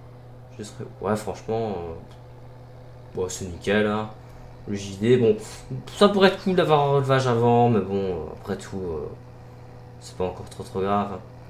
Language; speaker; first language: French; native; French